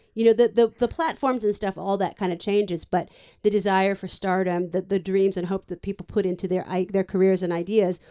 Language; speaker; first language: English; native; English